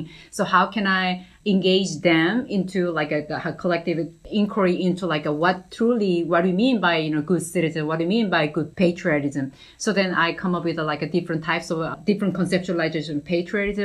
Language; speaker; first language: English; non-native, fluent; Korean